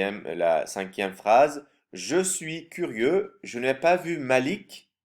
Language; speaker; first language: French; non-native, fluent; Turkish